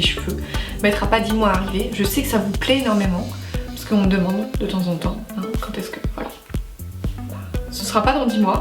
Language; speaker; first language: French; native; French